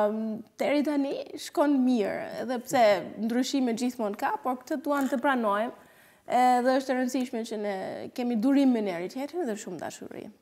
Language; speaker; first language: Albanian; non-native, fluent; German